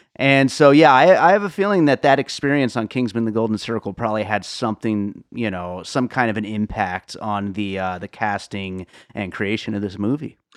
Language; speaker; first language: English; native; English